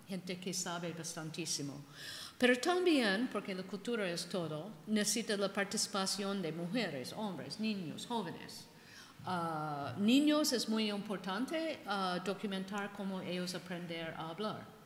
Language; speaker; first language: Spanish; non-native, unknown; English